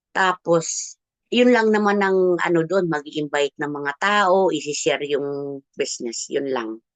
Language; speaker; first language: Filipino; non-native, local second language; Cebuano